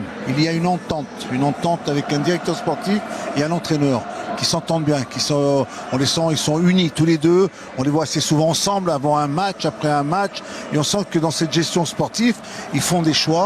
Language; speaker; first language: French; native; French